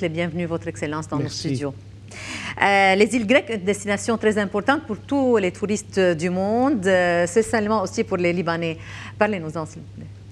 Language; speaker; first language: French; non-native, local second language; Arabic